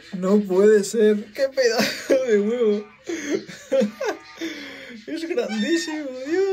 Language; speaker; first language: Spanish; native; Spanish